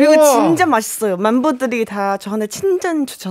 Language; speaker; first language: Korean; non-native, learner; Chinese